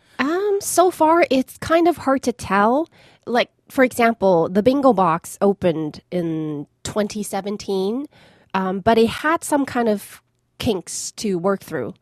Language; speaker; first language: English; non-native, fluent; Chinese